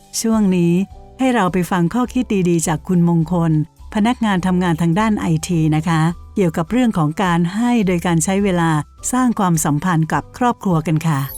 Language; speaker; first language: Thai; native; Thai